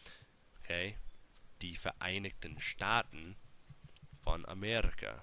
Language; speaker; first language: German; non-native, fluent; English